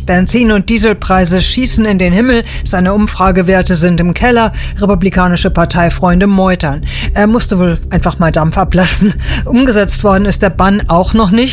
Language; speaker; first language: German; native; German